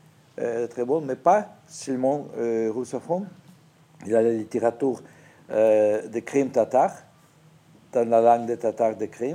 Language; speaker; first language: French; non-native, fluent; Russian